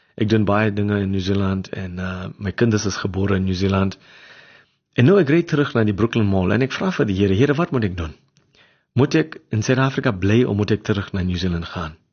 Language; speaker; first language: Afrikaans; non-native, local second language; English